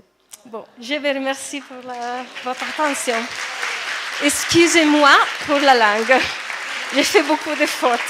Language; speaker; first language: French; non-native, fluent; Italian